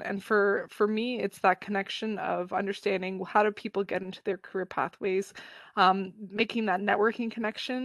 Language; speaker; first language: English; native; English